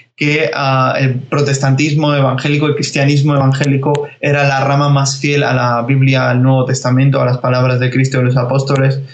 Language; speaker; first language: Spanish; early bilingual, other home language; Georgian